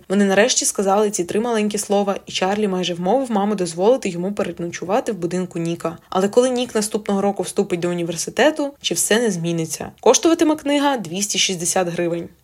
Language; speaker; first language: Ukrainian; native; Ukrainian